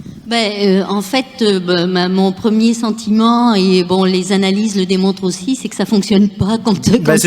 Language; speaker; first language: French; native; French